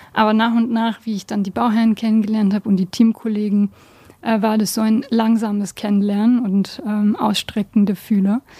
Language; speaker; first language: German; early bilingual, other home language; Bosnian